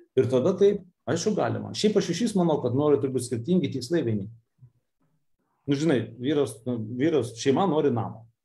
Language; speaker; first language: Lithuanian; non-native, local second language; Russian